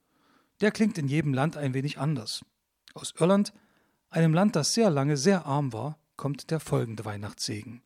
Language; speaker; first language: German; native; German